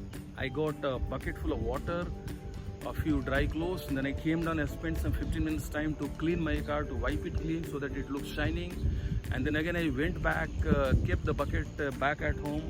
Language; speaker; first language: English; non-native, local second language; Hindi